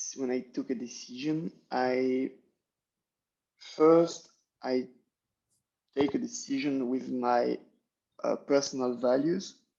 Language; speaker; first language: English; non-native, learner; French